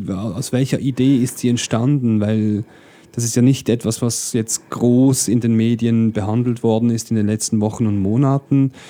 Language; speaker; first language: German; native; German